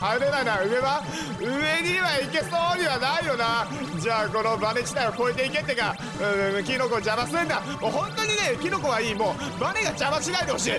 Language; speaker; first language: Japanese; native; Japanese